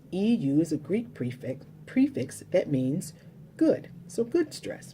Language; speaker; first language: English; native; English